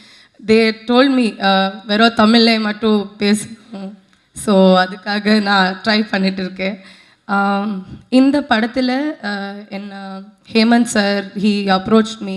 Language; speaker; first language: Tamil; non-native, learner; Kannada